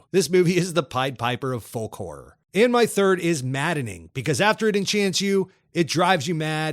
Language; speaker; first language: English; native; English